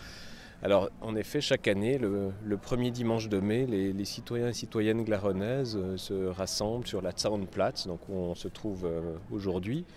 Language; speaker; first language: French; native; French